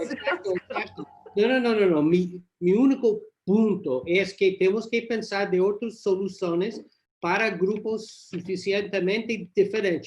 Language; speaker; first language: Portuguese; non-native, learner; English